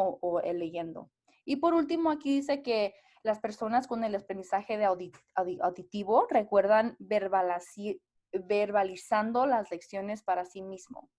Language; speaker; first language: Spanish; early bilingual, heritage; Spanish